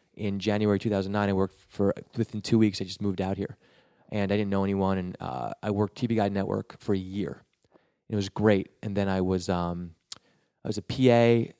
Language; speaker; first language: English; native; English